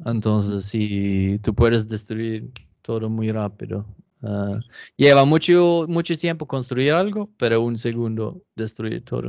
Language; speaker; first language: Spanish; non-native, fluent; Swedish